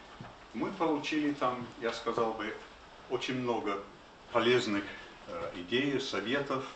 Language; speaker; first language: Russian; non-native, fluent; English